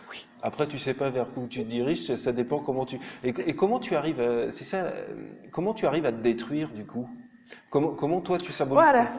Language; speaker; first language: French; native; French